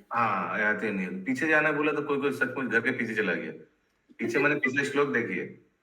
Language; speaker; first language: Hindi; non-native, local second language; Bangla